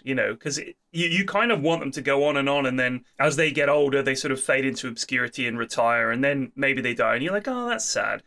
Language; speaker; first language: English; native; English